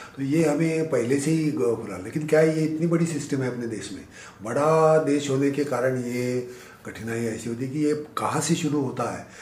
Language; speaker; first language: Hindi; non-native, local second language; Marathi